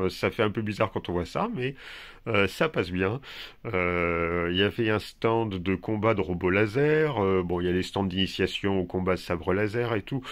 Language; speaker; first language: French; native; French